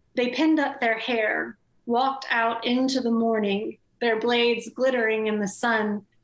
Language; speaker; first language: English; native; English